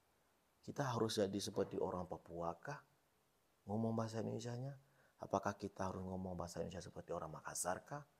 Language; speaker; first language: Indonesian; non-native, local second language; Achinese